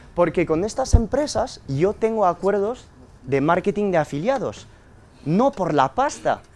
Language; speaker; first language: Spanish; early bilingual, heritage; French